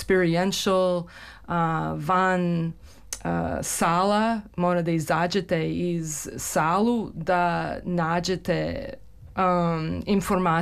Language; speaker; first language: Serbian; early bilingual, heritage; Serbian